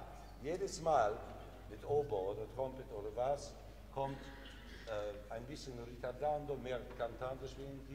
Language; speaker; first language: German; non-native, fluent; English